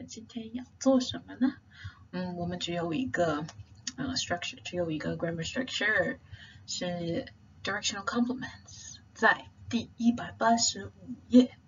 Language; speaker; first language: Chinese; non-native, fluent; English